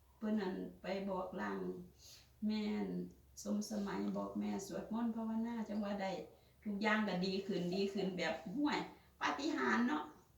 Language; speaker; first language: Thai; native; Thai